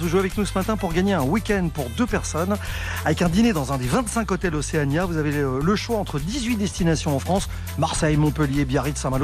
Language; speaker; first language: French; native; French